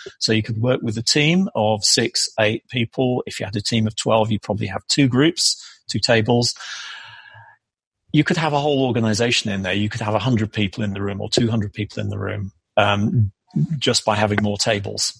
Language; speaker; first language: English; native; English